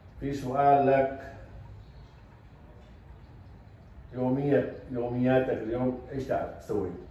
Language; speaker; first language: Arabic; non-native, fluent; Indonesian